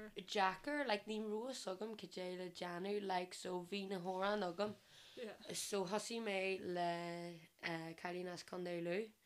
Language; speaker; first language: Irish; non-native, local second language; English